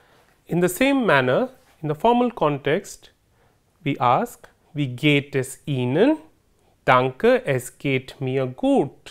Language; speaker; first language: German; non-native, fluent; Hindi